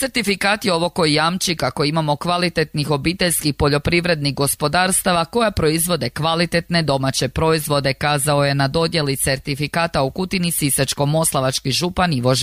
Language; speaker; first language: Serbian; native; Serbian